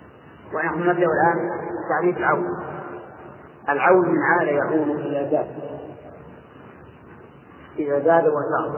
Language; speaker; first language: Arabic; native; Arabic